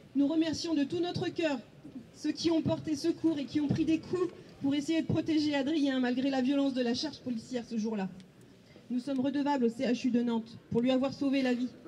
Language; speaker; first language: French; native; French